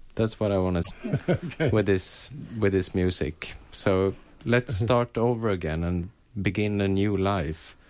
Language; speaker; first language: English; non-native, fluent; Swedish